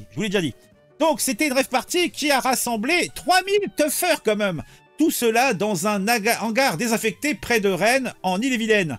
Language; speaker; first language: French; native; French